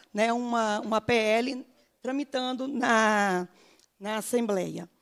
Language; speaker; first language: Portuguese; native; Portuguese